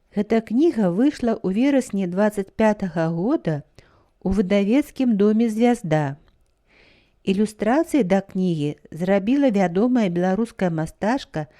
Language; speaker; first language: Belarusian; native; Belarusian